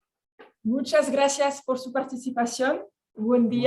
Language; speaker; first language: Spanish; non-native, fluent; French